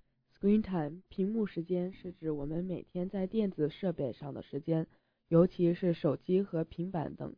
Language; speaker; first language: Chinese; early bilingual, heritage; Chinese